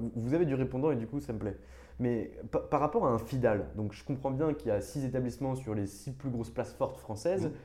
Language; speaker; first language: French; native; French